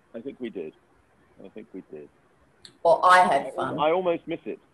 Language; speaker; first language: English; native; English